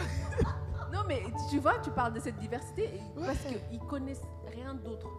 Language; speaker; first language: French; early bilingual, other home language; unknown